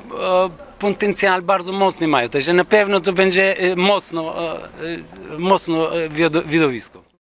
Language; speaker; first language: Polish; non-native, learner; Greek